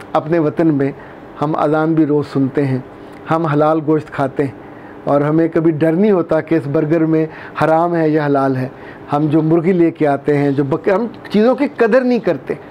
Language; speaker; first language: Urdu; non-native, local second language; Punjabi